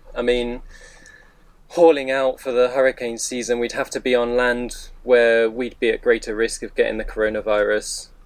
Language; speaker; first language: English; native; English